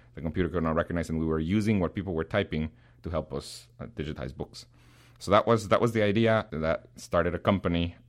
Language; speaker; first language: English; non-native, fluent; Spanish